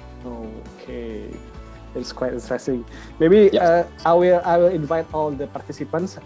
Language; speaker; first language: English; non-native, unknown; Indonesian